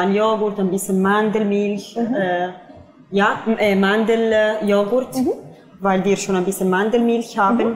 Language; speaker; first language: German; non-native, fluent; Italian